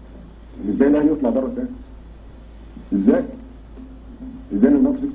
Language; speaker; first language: Arabic; native; Arabic